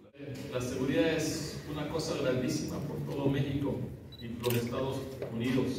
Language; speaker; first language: Spanish; early bilingual, heritage; English